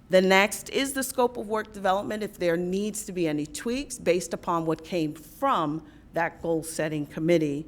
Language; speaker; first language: English; native; English